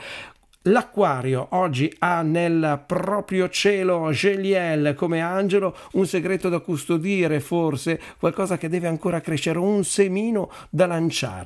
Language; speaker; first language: Italian; native; Italian